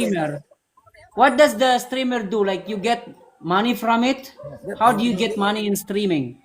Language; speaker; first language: English; non-native, learner; Cebuano